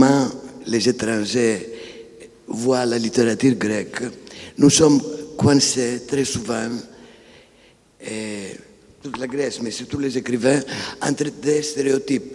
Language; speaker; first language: French; non-native, fluent; Greek